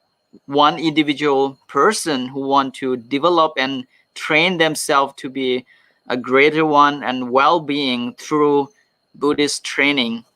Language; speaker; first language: English; non-native, fluent; Thai